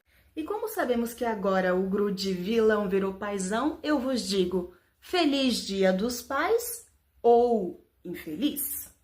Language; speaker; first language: Portuguese; native; Portuguese